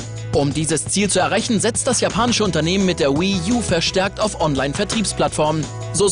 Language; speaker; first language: German; native; German